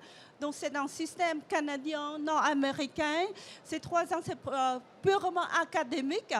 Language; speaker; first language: French; non-native, fluent; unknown